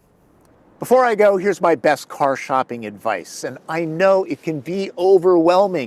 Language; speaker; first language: English; native; English